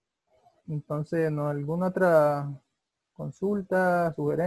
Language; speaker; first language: Spanish; native; Spanish